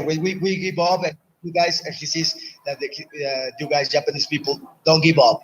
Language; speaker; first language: English; non-native, fluent; Spanish